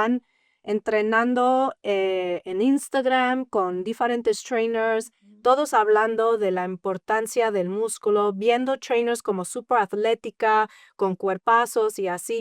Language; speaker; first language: Spanish; early bilingual, heritage; English